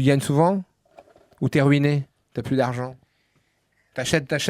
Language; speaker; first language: French; native; French